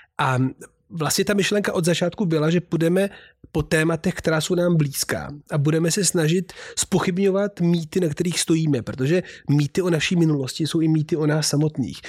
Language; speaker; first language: Czech; non-native, fluent; Italian